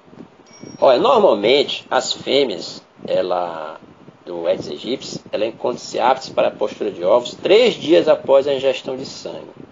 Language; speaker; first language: Portuguese; native; Portuguese